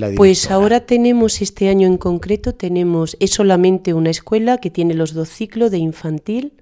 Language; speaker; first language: Spanish; native; Spanish